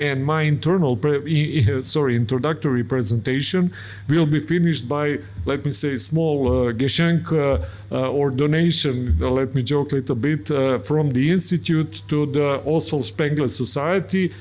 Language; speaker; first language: English; non-native, fluent; Serbian